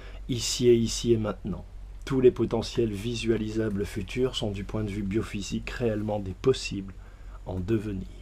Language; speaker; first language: French; native; French